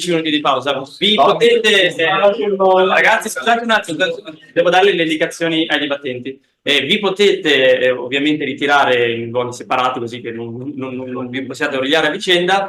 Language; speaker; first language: Italian; native; Italian